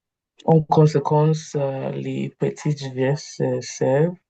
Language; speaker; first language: French; non-native, learner; Igbo